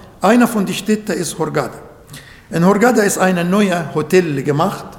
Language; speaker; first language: German; non-native, learner; Arabic